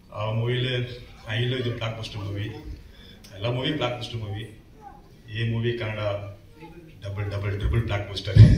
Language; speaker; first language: Kannada; non-native, learner; Tamil